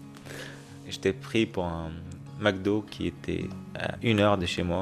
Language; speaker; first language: French; non-native, fluent; Arabic